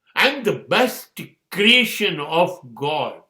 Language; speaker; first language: English; non-native, local second language; Gujarati